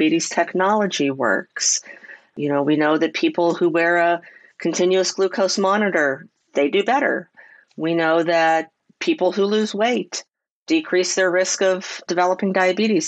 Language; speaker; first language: English; native; English